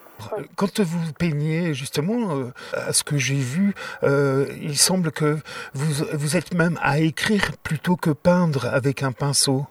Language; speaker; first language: French; native; French